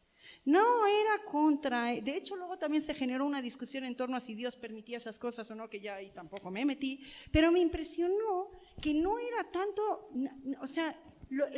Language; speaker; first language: Spanish; native; Spanish